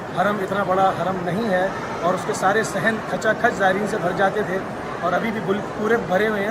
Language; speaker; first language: Urdu; native; Urdu